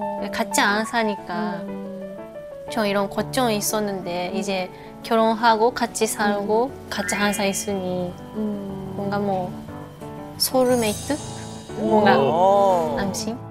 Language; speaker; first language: Korean; non-native, learner; Japanese